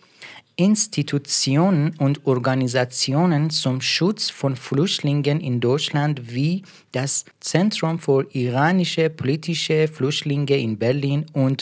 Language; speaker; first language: German; non-native, fluent; Persian